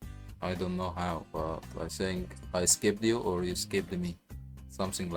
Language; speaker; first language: English; non-native, learner; Arabic